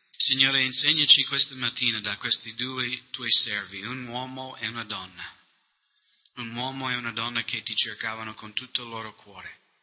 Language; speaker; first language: Italian; non-native, fluent; English